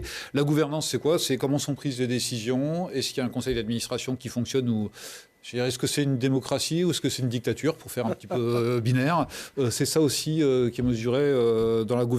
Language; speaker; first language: French; native; French